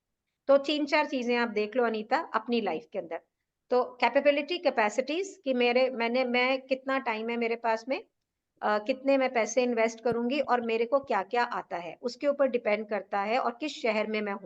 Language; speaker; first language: Hindi; native; Hindi